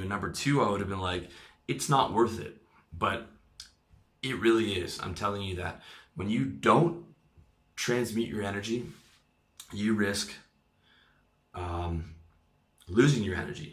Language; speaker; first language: English; native; English